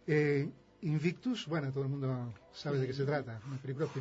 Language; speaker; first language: Spanish; native; Spanish